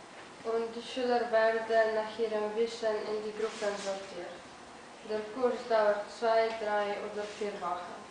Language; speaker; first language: German; non-native, learner; Slovenian